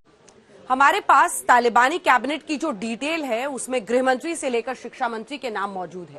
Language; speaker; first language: Hindi; native; Hindi